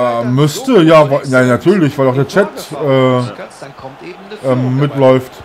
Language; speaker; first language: German; native; German